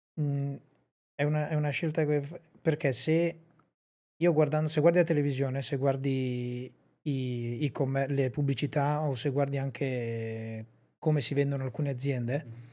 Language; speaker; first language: Italian; native; Italian